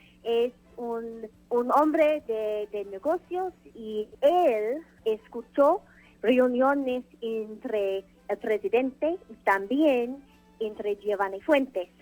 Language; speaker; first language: Spanish; non-native, fluent; English